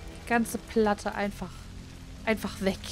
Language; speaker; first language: German; native; German